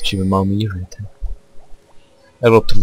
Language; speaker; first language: German; native; German